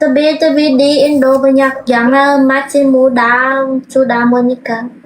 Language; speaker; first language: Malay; non-native, learner; Vietnamese